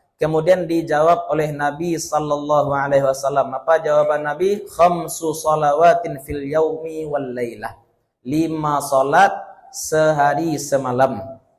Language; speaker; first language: Malay; native; Malay